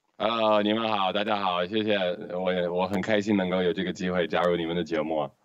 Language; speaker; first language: Chinese; non-native, fluent; English